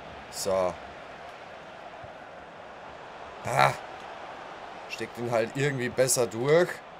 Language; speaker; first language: German; native; German